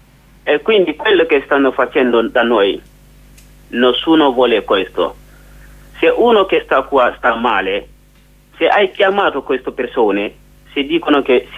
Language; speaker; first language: Italian; non-native, learner; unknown